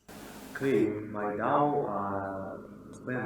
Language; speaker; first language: Chinese; non-native, learner; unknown